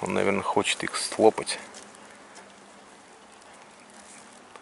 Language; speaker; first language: Russian; native; Russian